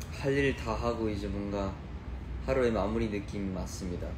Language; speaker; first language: Korean; early bilingual, heritage; Korean